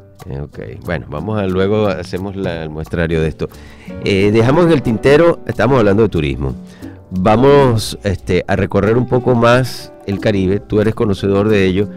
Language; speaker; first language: Spanish; native; Spanish